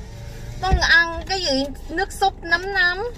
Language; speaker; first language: Vietnamese; non-native, learner; Thai